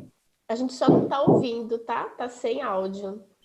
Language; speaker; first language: Portuguese; native; Portuguese